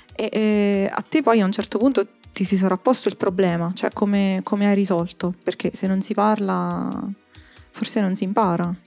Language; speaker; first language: Italian; non-native, fluent; Croatian